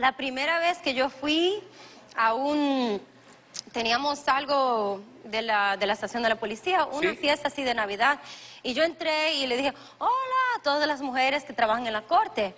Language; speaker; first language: Spanish; early bilingual, other home language; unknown